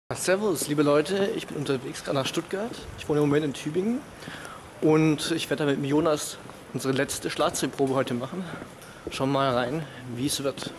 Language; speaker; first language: German; native; German